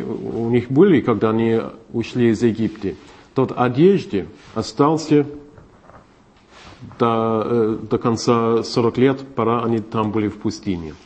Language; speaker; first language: Russian; non-native, fluent; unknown